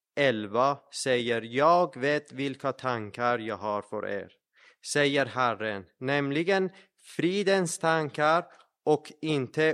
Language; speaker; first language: Swedish; non-native, fluent; Persian